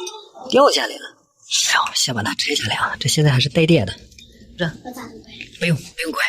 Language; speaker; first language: Chinese; native; Chinese